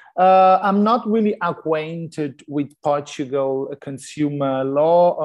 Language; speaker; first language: English; non-native, fluent; Italian